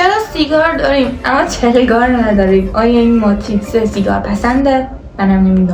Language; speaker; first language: Persian; native; Persian